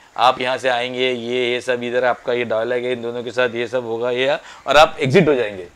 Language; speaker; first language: Hindi; non-native, local second language; Marathi